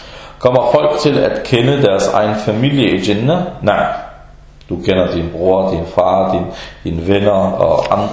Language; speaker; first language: Danish; early bilingual, other home language; Arabic